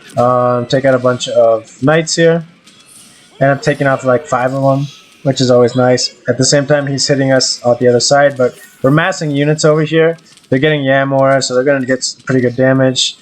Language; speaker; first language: English; native; English